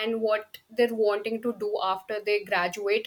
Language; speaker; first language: English; non-native, local second language; Hindi